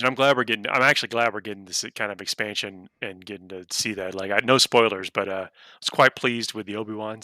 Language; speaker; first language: English; native; English